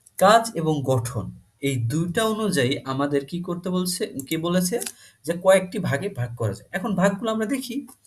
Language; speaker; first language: Bangla; native; Bangla